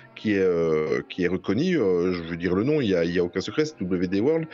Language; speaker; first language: French; native; French